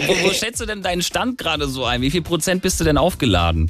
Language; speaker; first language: German; native; German